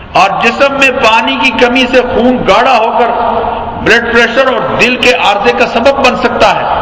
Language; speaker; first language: Urdu; non-native, local second language; Punjabi